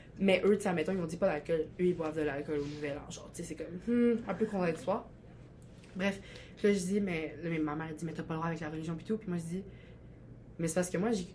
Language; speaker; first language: French; early bilingual, other home language; Albanian